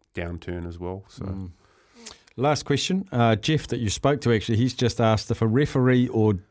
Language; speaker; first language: English; native; English